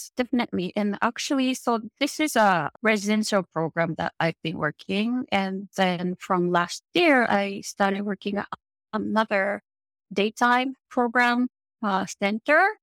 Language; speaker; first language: English; non-native, fluent; Japanese